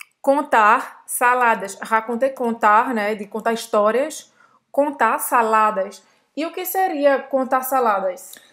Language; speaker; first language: Portuguese; native; Portuguese